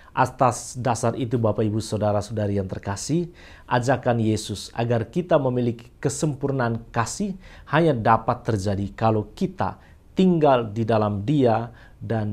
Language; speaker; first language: Indonesian; native; Indonesian